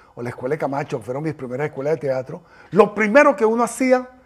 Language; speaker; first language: Spanish; native; Spanish